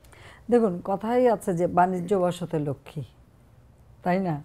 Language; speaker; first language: Bangla; native; Bangla